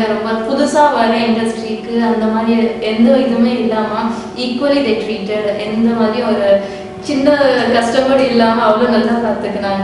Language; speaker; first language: Tamil; non-native, local second language; Telugu